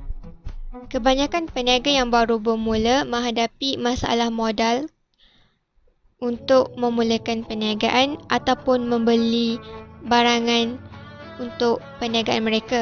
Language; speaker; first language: Malay; native; Malay